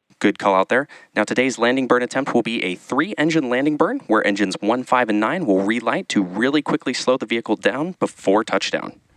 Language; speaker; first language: English; native; English